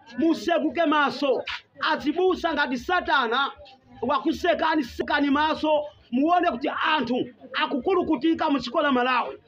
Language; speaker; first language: Nyanja; non-native, local second language; Tumbuka